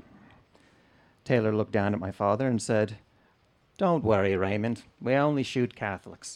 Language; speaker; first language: English; native; English